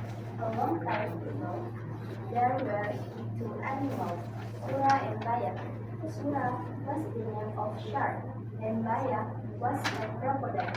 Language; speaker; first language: English; non-native, learner; Indonesian